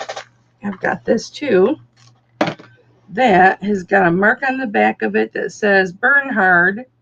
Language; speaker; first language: English; native; English